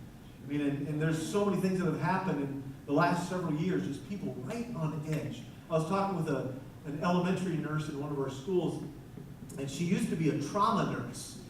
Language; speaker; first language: English; native; English